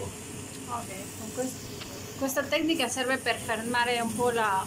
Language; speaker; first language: Italian; non-native, fluent; Spanish